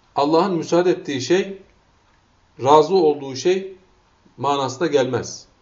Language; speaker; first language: Turkish; non-native, fluent; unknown